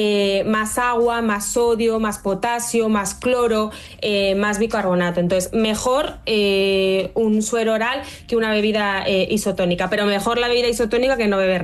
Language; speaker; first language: Spanish; native; Spanish